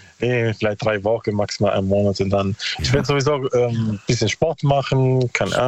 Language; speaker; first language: German; non-native, learner; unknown